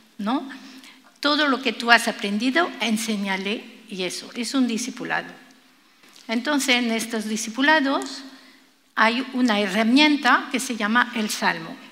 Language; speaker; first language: Spanish; non-native, fluent; French